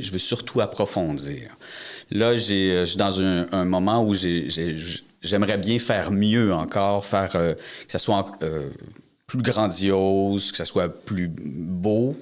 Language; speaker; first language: French; native; French